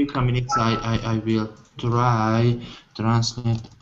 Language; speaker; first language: English; non-native, learner; Hungarian